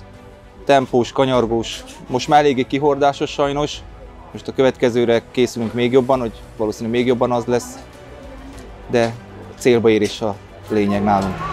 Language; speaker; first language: Hungarian; native; Hungarian